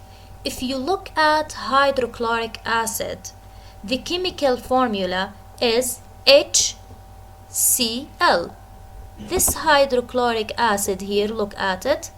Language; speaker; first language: English; non-native, fluent; Arabic